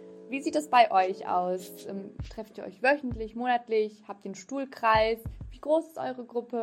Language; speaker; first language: German; early bilingual, other home language; Turkish